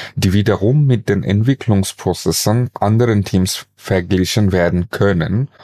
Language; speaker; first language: German; non-native, fluent; Bangla